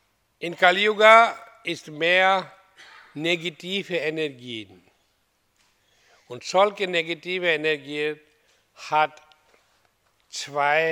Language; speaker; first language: German; non-native, learner; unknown